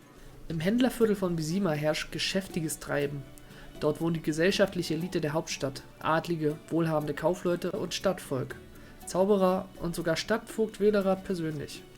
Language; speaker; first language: German; native; German